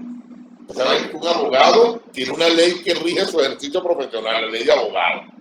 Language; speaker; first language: Spanish; native; Spanish